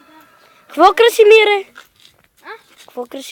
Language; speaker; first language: Bulgarian; native; Bulgarian